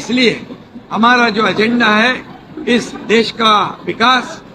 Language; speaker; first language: Hindi; non-native, local second language; Marathi